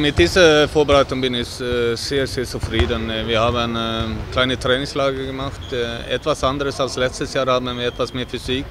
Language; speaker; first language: German; non-native, fluent; Swedish